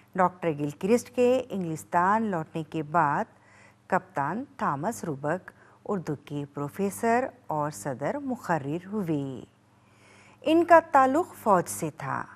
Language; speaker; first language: Urdu; native; Urdu